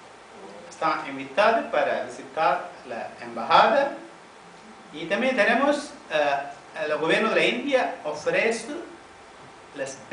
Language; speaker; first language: Spanish; non-native, fluent; Tamil